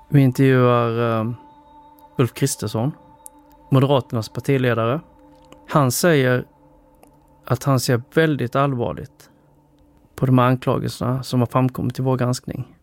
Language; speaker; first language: Swedish; early bilingual, other home language; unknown